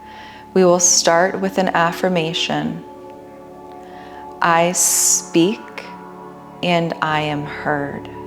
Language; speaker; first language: English; native; English